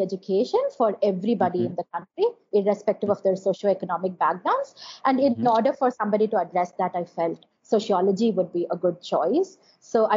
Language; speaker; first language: English; non-native, local second language; Tamil